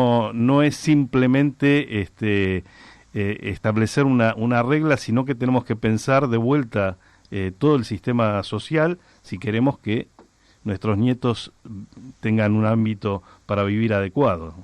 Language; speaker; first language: Spanish; native; Spanish